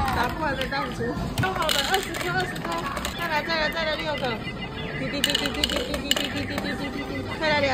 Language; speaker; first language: Chinese; native; Chinese